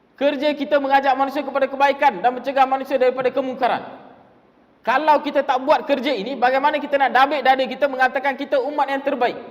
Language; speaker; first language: Malay; non-native, local second language; Tamil